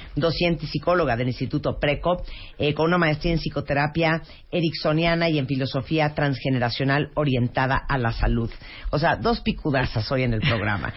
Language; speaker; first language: Spanish; native; Spanish